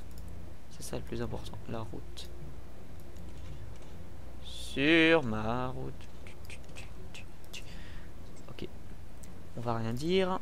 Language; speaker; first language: French; native; French